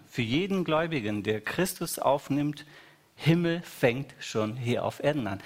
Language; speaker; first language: German; non-native, fluent; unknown